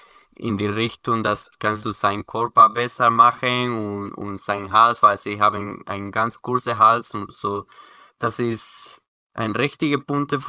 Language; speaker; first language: German; non-native, learner; Spanish